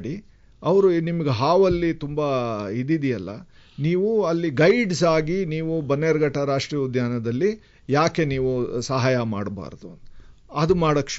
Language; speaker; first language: Kannada; native; Kannada